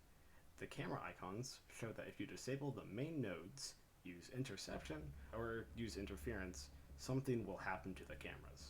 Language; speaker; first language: English; native; English